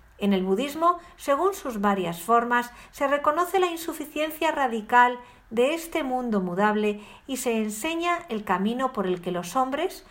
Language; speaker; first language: Spanish; native; Spanish